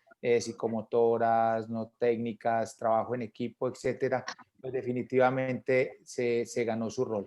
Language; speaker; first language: Spanish; native; Spanish